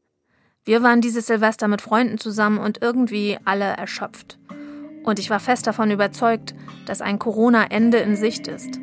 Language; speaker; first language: German; native; German